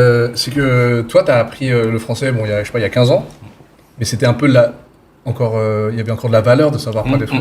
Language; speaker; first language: French; native; French